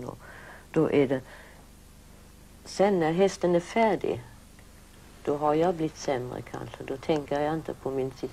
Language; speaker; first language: Swedish; early bilingual, other home language; German